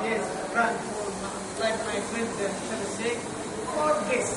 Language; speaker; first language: English; non-native, learner; Arabic